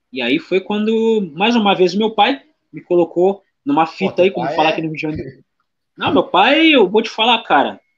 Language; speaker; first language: Portuguese; native; Portuguese